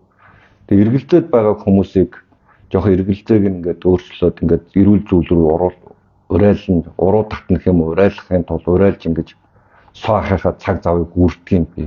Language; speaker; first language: Mongolian; native; Mongolian